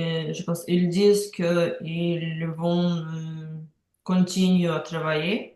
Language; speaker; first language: French; non-native, learner; Ukrainian